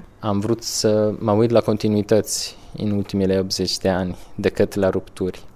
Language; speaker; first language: Romanian; non-native, fluent; Italian